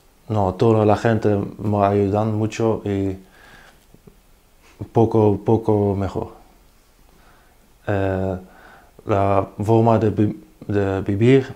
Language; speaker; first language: Spanish; non-native, learner; Dutch